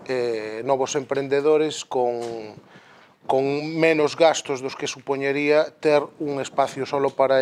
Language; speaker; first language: Galician; native; Galician